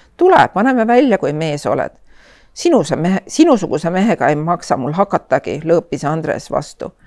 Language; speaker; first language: Estonian; native; Estonian